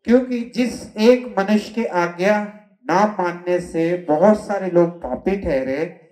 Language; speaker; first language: Hindi; non-native, local second language; Telugu